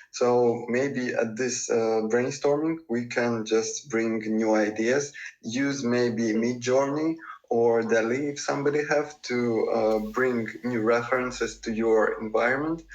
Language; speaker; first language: English; non-native, fluent; Russian